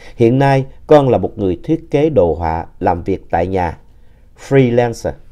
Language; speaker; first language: Vietnamese; native; Vietnamese